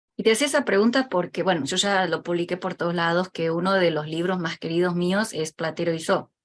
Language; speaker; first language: Spanish; early bilingual, other home language; Chinese